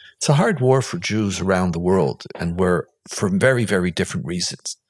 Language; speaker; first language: English; non-native, fluent; Hebrew